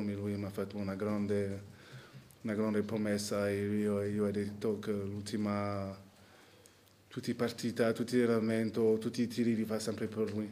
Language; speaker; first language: Italian; non-native, learner; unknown